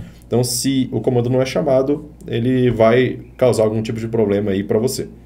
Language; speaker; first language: Portuguese; native; Portuguese